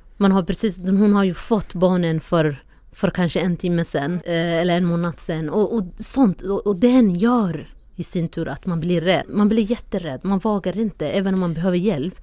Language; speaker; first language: Swedish; non-native, fluent; Somali